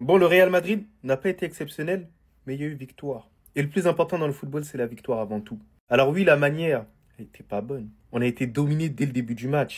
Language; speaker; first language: French; native; French